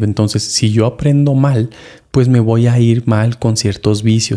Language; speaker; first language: Spanish; native; Spanish